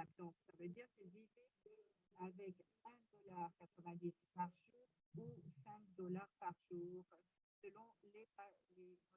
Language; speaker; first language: French; non-native, fluent; Spanish